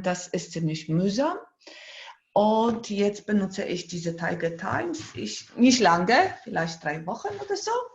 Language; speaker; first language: German; non-native, fluent; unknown